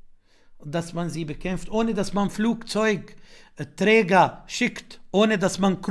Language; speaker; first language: German; non-native, fluent; Arabic